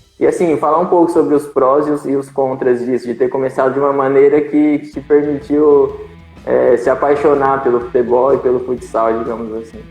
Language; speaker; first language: Portuguese; native; Portuguese